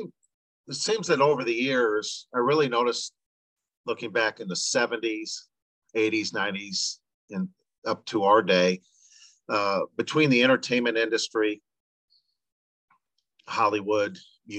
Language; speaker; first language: English; native; English